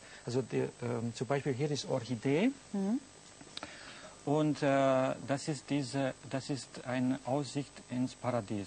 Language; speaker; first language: German; non-native, fluent; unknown